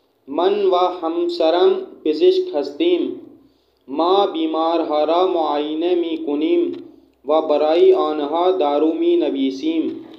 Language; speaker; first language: Persian; non-native, fluent; Urdu